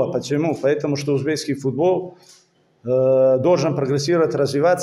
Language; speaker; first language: Russian; non-native, fluent; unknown